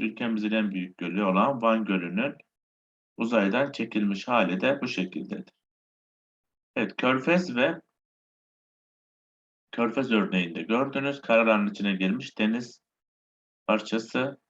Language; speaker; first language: Turkish; native; Turkish